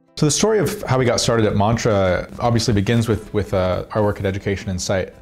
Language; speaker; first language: English; native; English